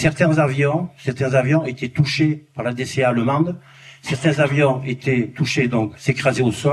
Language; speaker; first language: French; native; French